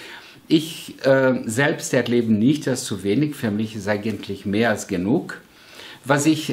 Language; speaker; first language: German; non-native, fluent; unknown